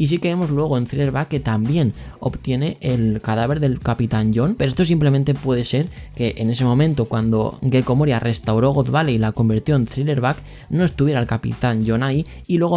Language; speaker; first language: Spanish; native; Spanish